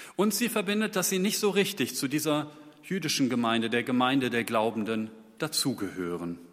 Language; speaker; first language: German; native; German